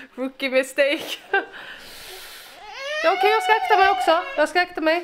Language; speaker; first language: Swedish; native; Swedish